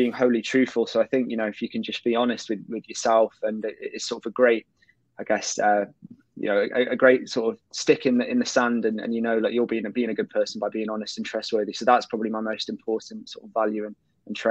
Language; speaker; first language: English; native; English